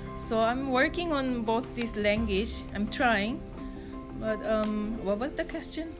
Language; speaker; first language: English; non-native, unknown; Korean